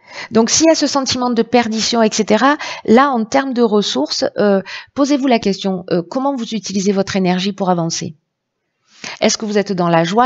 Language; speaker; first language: French; native; French